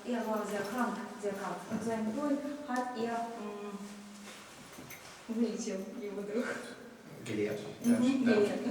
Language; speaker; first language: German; non-native, learner; Ukrainian